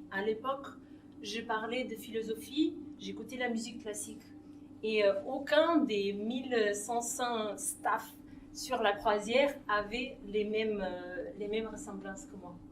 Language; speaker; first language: French; non-native, fluent; Portuguese